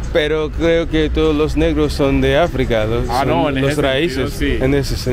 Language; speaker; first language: Spanish; non-native, learner; English